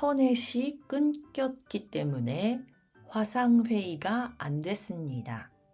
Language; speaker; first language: Korean; early bilingual, heritage; Japanese